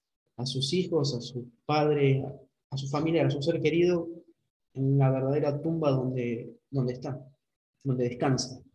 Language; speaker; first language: Spanish; native; Spanish